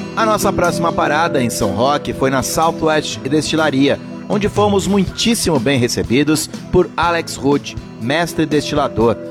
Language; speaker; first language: Portuguese; native; Portuguese